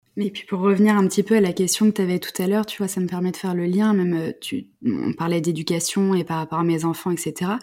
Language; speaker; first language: French; native; French